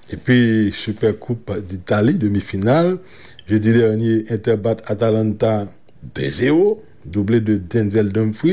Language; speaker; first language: French; non-native, local second language; Haitian Creole